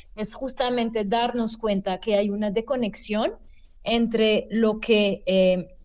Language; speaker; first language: Spanish; non-native, fluent; French